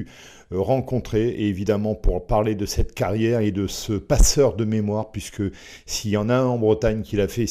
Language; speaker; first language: French; native; French